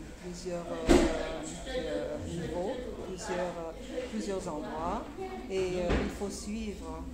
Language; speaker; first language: French; non-native, fluent; Romanian